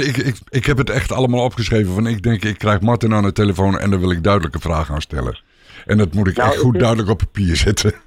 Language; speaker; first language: Dutch; native; Dutch